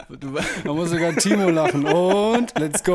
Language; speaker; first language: German; native; German